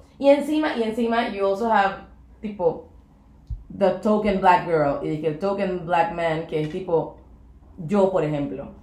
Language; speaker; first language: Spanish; native; Spanish